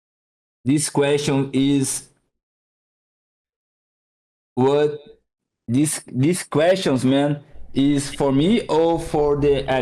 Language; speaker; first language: English; non-native, learner; Portuguese